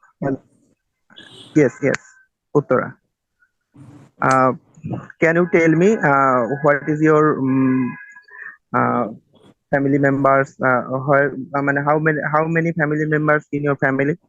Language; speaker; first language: English; non-native, learner; Bangla